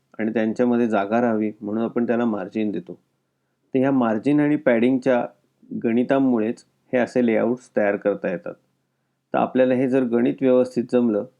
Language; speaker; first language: Marathi; native; Marathi